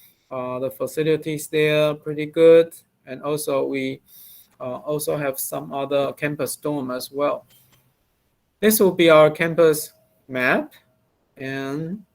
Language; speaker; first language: English; non-native, fluent; Chinese